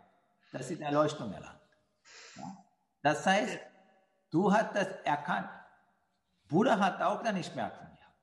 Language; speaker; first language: German; non-native, fluent; Sinhala